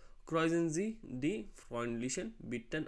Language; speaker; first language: German; non-native, fluent; Hindi